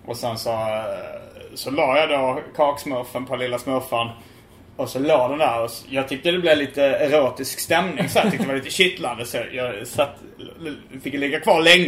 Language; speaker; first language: Swedish; native; Swedish